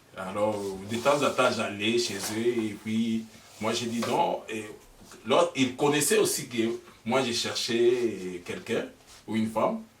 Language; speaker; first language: French; non-native, local second language; Lingala